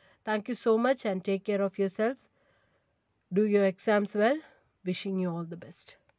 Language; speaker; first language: English; non-native, local second language; Tamil